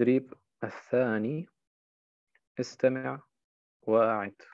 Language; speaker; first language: Arabic; non-native, fluent; German